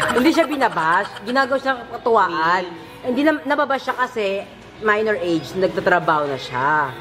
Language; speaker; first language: Filipino; non-native, local second language; Cebuano